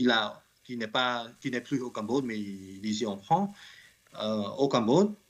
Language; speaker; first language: French; non-native, learner; Khmer